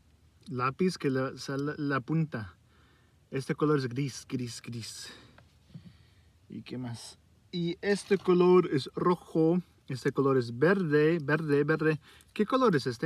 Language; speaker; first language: Spanish; early bilingual, heritage; Spanish